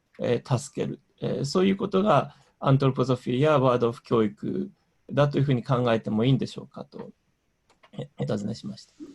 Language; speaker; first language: Japanese; native; Japanese